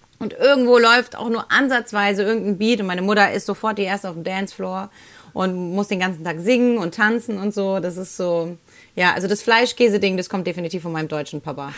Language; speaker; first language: German; early bilingual, other home language; Spanish